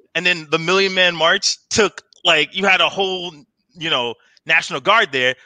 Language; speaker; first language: English; native; English